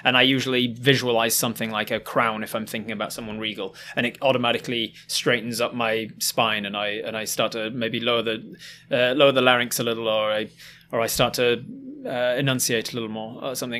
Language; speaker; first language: English; native; English